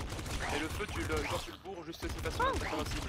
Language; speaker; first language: French; native; French